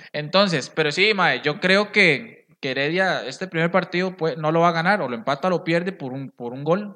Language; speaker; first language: Spanish; native; Spanish